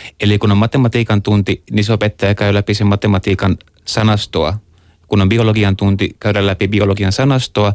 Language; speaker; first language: Finnish; early bilingual, other home language; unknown